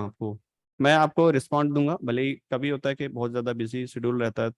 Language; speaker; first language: Hindi; native; Hindi